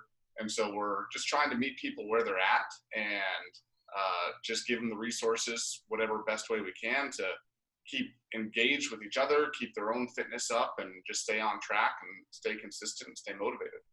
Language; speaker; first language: English; native; English